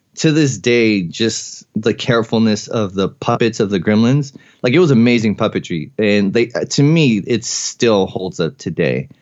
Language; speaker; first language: English; early bilingual, other home language; Spanish